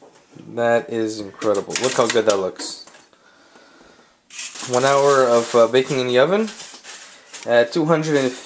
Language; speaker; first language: English; early bilingual, other home language; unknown